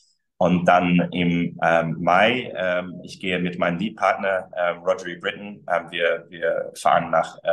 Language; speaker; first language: German; early bilingual, other home language; English